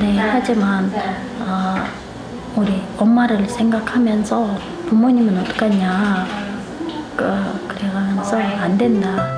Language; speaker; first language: Korean; non-native, learner; Kyrgyz